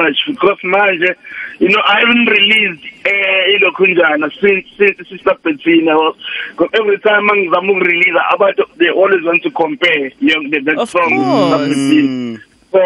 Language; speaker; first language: English; non-native, local second language; Zulu